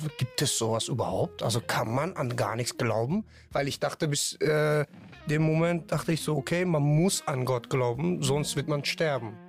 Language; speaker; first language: German; non-native, fluent; Persian